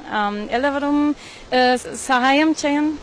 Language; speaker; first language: Malayalam; non-native, learner; German